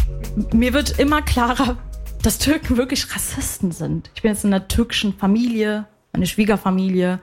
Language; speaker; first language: German; early bilingual, other home language; Arabic